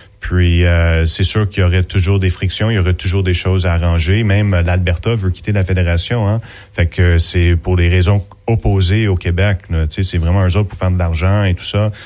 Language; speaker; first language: French; native; French